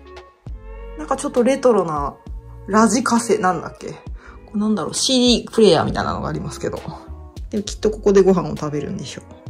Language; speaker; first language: Japanese; native; Japanese